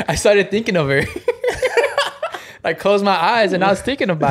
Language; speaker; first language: English; early bilingual, other home language; Spanish